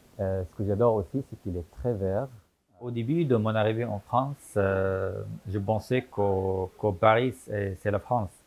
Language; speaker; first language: French; non-native, fluent; Arabic